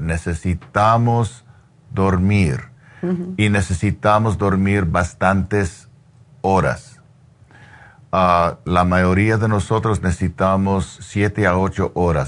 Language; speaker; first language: Spanish; non-native, learner; English